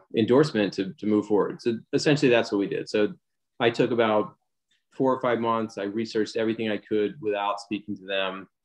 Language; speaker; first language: English; native; English